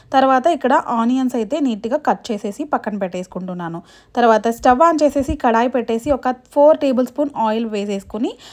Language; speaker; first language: Telugu; non-native, local second language; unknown